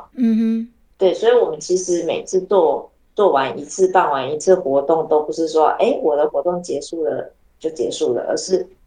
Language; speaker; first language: Chinese; native; Chinese